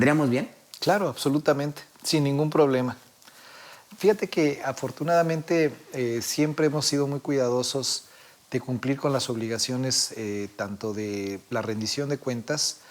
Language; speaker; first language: Spanish; native; Spanish